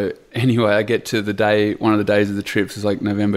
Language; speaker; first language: English; native; English